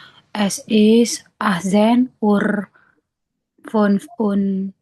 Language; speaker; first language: German; non-native, learner; Indonesian